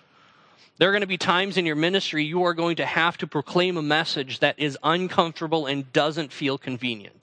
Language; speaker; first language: English; native; English